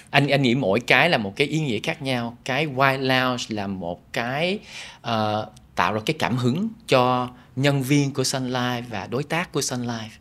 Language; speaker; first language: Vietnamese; early bilingual, heritage; Vietnamese